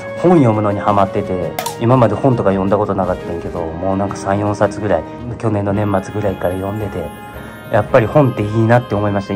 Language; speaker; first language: Japanese; native; Japanese